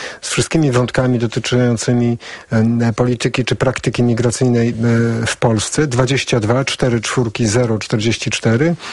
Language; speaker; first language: Polish; native; Polish